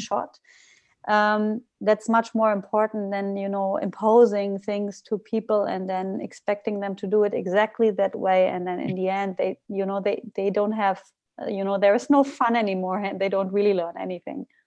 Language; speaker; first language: English; non-native, fluent; German